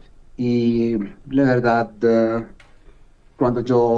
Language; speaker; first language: Spanish; non-native, learner; Arabic